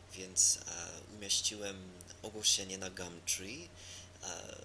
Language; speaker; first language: Polish; non-native, learner; English